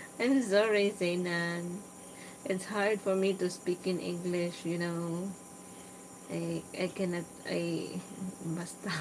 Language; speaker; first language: English; non-native, learner; Cebuano